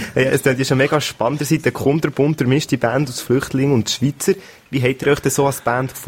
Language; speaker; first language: German; native; German